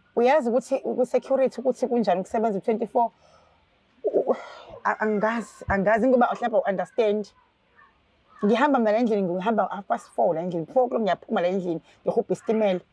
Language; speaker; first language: Zulu; native; Zulu